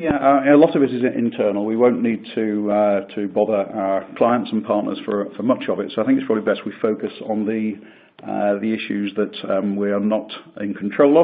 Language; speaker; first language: English; native; English